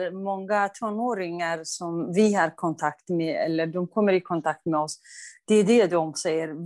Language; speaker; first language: Swedish; non-native, fluent; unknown